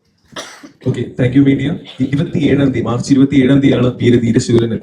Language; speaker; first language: Malayalam; native; Malayalam